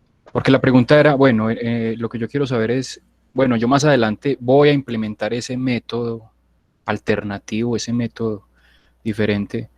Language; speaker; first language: Spanish; native; Spanish